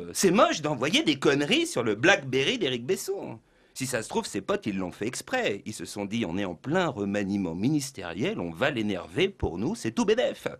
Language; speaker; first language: French; native; French